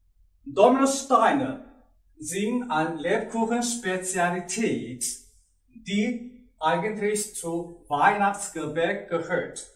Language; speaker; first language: German; non-native, learner; Chinese